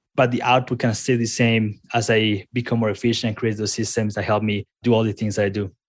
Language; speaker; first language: English; non-native, fluent; Spanish